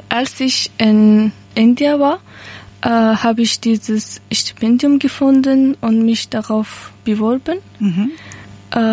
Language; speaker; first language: German; non-native, learner; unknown